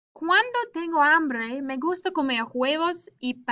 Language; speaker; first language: Spanish; non-native, fluent; English